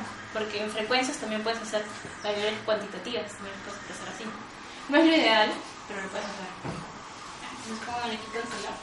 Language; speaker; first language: Spanish; native; Spanish